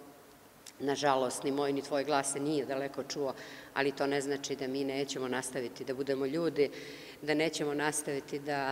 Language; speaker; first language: Serbian; native; Serbian